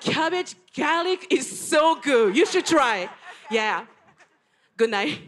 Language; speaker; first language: English; non-native, learner; Japanese